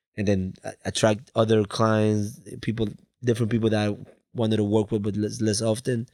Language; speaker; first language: English; early bilingual, other home language; Spanish